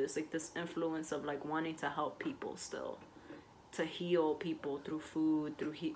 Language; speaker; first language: English; native; English